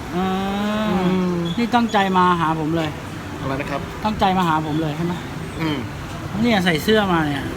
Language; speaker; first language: Thai; native; Thai